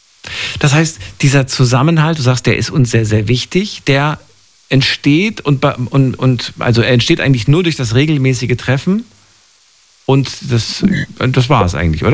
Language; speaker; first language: German; native; German